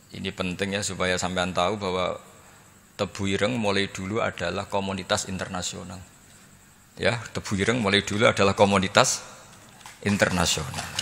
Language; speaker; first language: Indonesian; non-native, local second language; Javanese